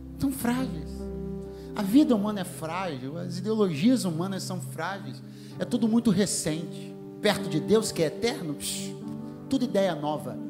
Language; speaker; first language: Portuguese; native; Portuguese